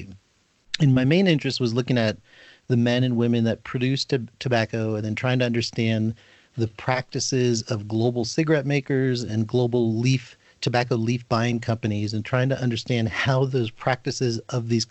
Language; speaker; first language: English; native; English